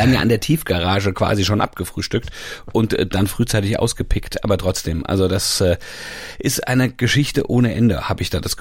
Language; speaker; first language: German; native; German